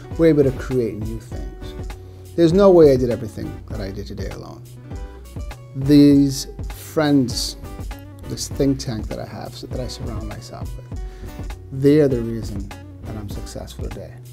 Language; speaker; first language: English; early bilingual, other home language; Spanish